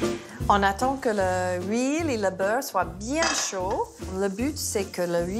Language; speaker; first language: French; non-native, fluent; English